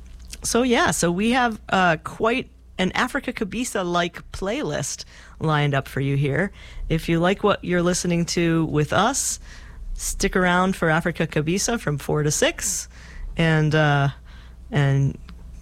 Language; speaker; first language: English; non-native, fluent; Portuguese